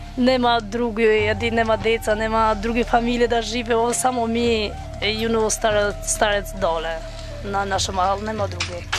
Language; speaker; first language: Serbian; non-native, learner; Albanian